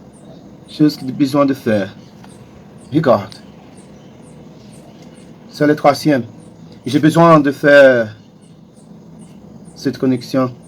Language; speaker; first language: French; non-native, learner; Portuguese